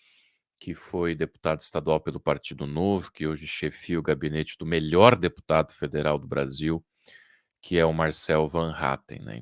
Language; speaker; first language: Portuguese; native; Portuguese